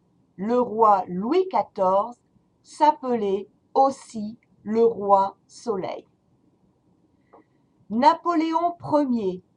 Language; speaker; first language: French; non-native, fluent; English